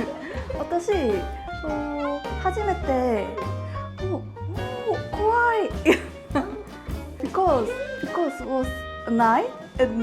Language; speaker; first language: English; non-native, learner; Korean